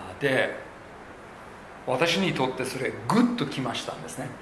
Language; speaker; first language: Japanese; non-native, local second language; English